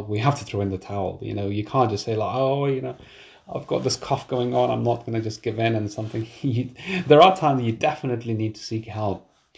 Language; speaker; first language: English; non-native, fluent; Persian